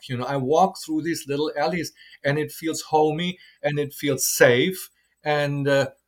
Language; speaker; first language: English; non-native, fluent; German